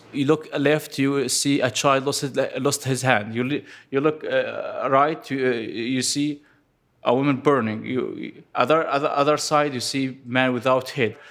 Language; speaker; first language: English; non-native, fluent; Arabic